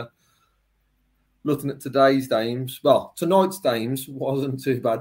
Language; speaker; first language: English; native; English